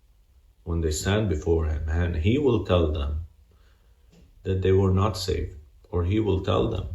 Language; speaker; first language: English; non-native, fluent; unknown